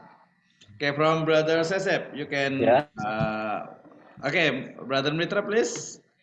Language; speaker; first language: English; non-native, learner; Indonesian